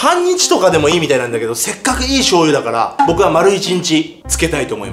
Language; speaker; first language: Japanese; native; Japanese